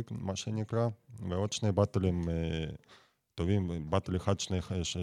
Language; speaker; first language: Hebrew; non-native, fluent; Russian